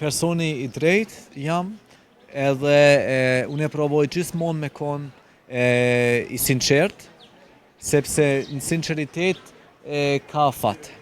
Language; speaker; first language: Albanian; non-native, fluent; German